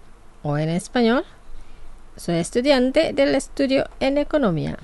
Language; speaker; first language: Spanish; non-native, fluent; Indonesian